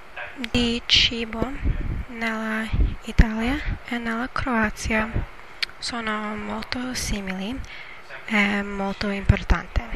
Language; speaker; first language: Italian; non-native, learner; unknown